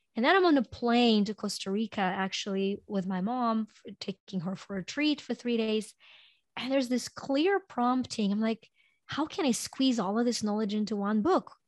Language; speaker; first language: English; non-native, fluent; Ukrainian